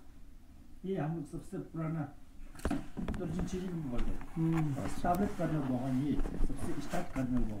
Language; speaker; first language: Hindi; non-native, local second language; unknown